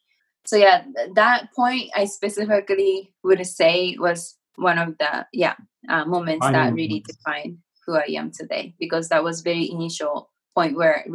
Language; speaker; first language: English; non-native, fluent; Japanese